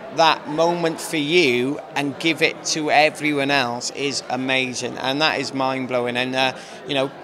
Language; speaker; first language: English; native; English